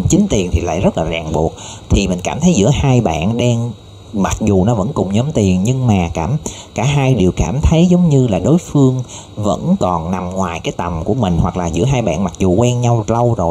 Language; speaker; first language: Vietnamese; native; Vietnamese